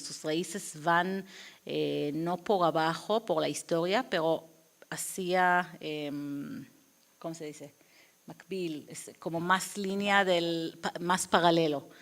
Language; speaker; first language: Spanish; non-native, fluent; Hebrew